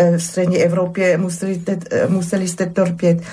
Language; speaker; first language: Slovak; non-native, fluent; German